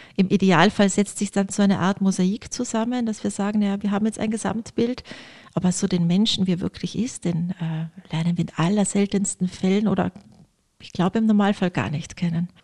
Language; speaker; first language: German; early bilingual, other home language; Polish